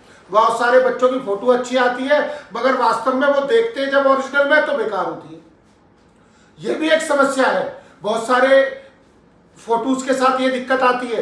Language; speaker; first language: Hindi; native; Hindi